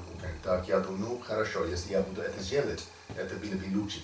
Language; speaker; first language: Russian; non-native, learner; English